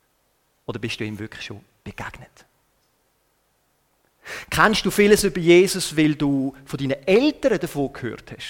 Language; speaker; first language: German; native; German